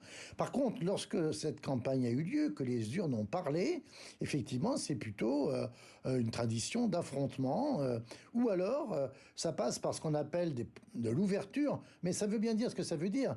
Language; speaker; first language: French; native; French